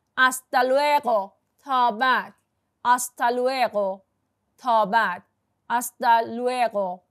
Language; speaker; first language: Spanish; non-native, fluent; Persian